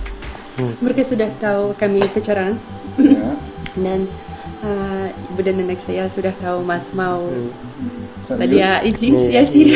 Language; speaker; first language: Indonesian; non-native, learner; Russian